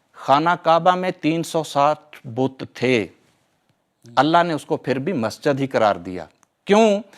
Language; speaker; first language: Urdu; non-native, local second language; Punjabi